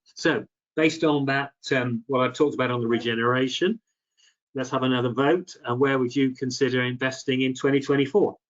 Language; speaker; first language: English; native; English